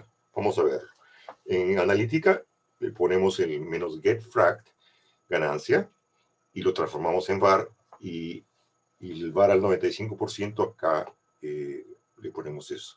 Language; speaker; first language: Spanish; native; Spanish